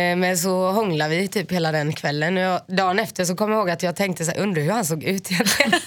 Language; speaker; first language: Swedish; native; Swedish